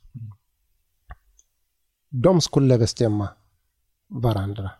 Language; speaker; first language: Swedish; non-native, learner; Tigrinya